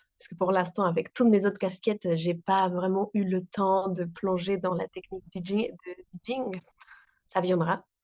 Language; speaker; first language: French; non-native, fluent; Spanish